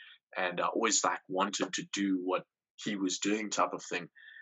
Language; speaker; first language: English; native; English